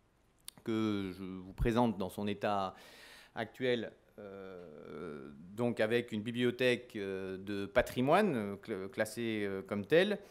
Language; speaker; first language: French; native; French